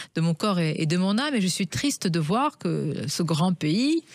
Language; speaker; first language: French; non-native, local second language; Arabic